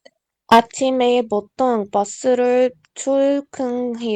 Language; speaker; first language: Korean; non-native, learner; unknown